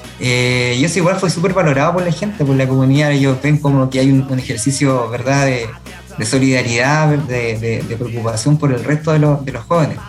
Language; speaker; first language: Spanish; native; Spanish